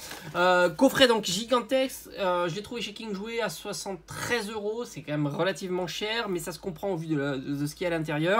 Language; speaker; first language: French; native; French